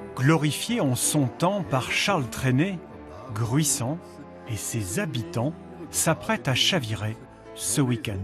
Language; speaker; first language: French; native; French